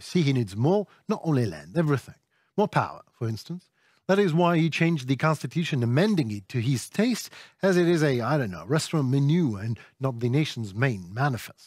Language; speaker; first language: English; non-native, fluent; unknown